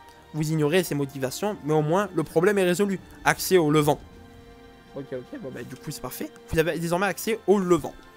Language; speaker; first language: French; native; French